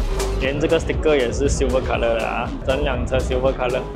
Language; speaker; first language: Chinese; native; Chinese